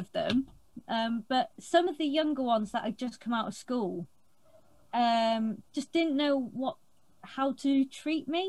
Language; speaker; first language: English; native; English